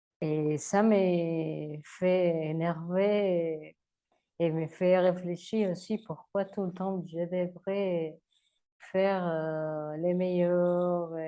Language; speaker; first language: French; non-native, learner; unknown